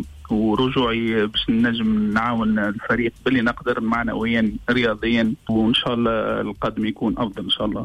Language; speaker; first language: Arabic; native; Arabic